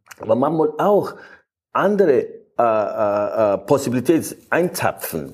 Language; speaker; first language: German; non-native, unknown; English